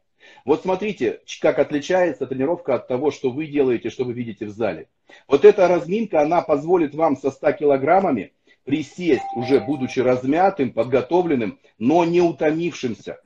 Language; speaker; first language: Russian; native; Russian